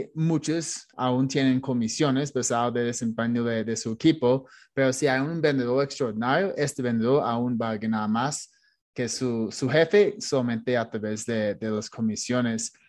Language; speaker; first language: Spanish; non-native, fluent; English